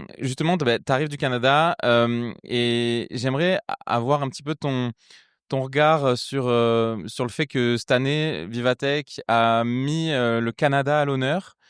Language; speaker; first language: French; native; French